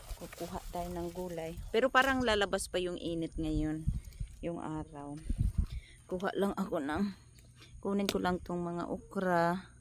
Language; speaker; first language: Filipino; non-native, local second language; Masbatenyo